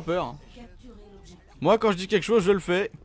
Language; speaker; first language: French; native; French